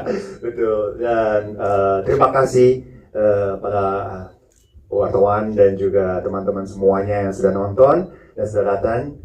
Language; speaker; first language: Indonesian; non-native, fluent; Japanese